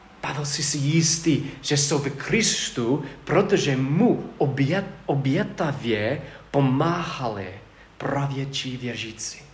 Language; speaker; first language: Czech; non-native, fluent; English